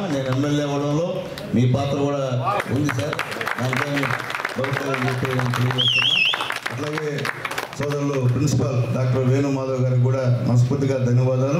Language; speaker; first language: Telugu; native; Telugu